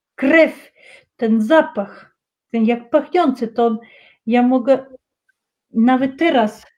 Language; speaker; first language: Polish; non-native, learner; Russian